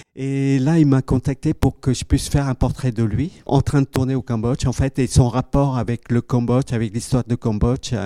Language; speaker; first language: French; early bilingual, other home language; Khmer